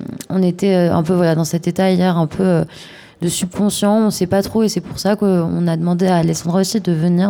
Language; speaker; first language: French; native; French